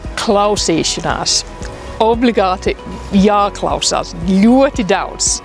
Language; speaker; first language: Latvian; non-native, fluent; English